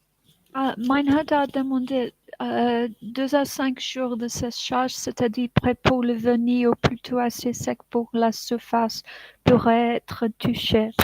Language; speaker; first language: French; non-native, learner; English